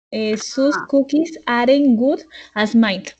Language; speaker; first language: English; non-native, learner; Spanish